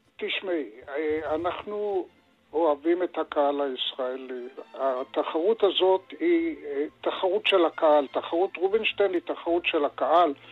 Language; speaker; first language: Hebrew; native; Hebrew